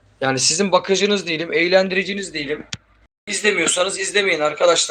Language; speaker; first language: Turkish; native; Turkish